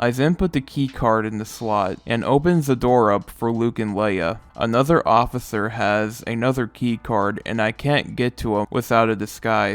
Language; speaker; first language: English; native; English